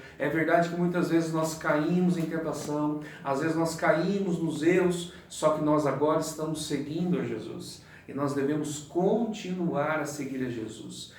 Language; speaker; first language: Portuguese; native; Portuguese